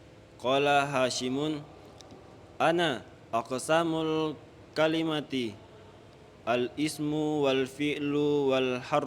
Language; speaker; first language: Arabic; non-native, learner; Indonesian